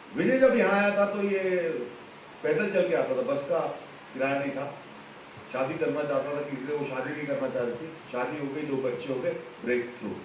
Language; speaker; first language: Hindi; non-native, local second language; Punjabi